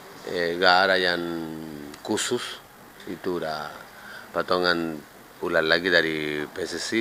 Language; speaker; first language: Indonesian; non-native, fluent; Spanish